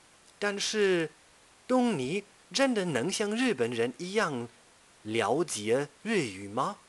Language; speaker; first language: Chinese; non-native, fluent; German